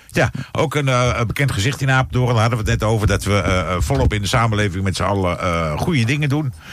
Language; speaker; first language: Dutch; native; Dutch